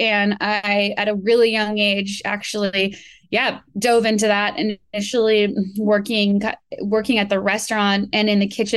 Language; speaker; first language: English; native; English